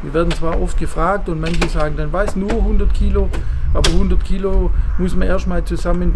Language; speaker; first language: German; native; German